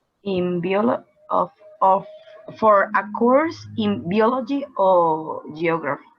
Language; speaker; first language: English; non-native, learner; Spanish